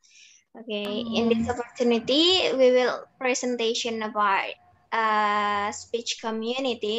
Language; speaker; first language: English; non-native, learner; Indonesian